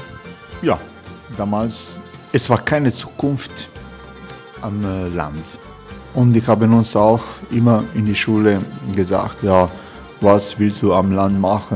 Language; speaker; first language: German; non-native, learner; Croatian